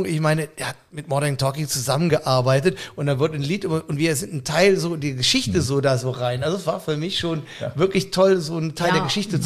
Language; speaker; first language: German; native; German